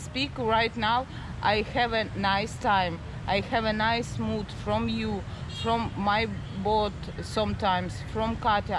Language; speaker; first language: English; non-native, learner; Russian